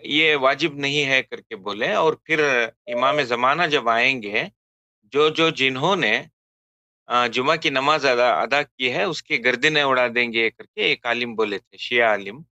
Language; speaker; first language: Urdu; native; Urdu